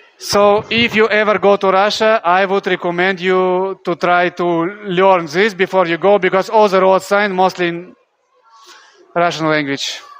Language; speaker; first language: English; non-native, fluent; Russian